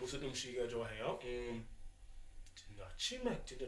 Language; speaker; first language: Korean; non-native, learner; English